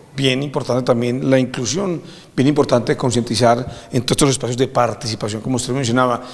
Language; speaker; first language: Spanish; native; Spanish